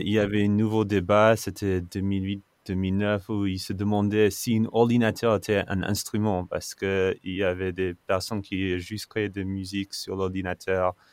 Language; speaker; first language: French; non-native, fluent; English